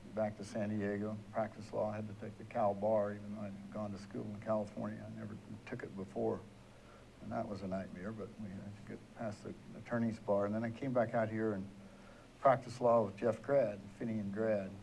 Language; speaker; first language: English; native; English